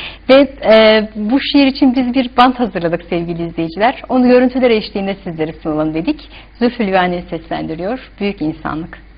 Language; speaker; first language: Turkish; native; Turkish